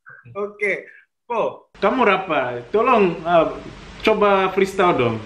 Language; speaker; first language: Indonesian; non-native, fluent; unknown